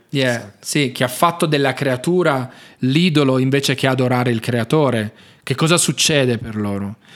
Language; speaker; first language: Italian; native; Italian